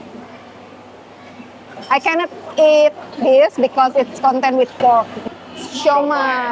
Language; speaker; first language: English; non-native, fluent; Indonesian